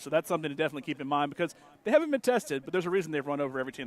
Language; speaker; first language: English; native; English